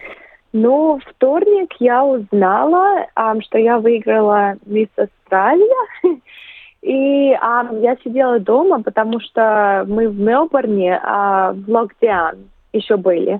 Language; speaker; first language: Russian; early bilingual, other home language; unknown